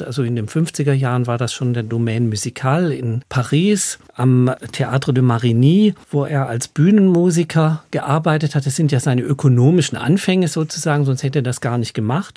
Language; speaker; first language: German; native; German